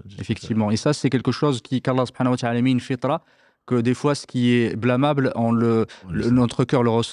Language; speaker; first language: French; native; French